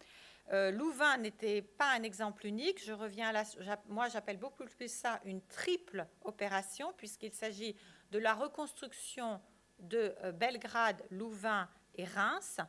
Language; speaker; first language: French; native; French